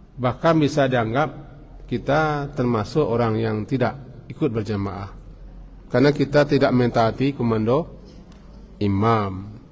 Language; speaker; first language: Malay; non-native, local second language; Minangkabau